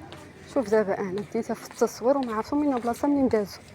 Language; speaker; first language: Arabic; native; Arabic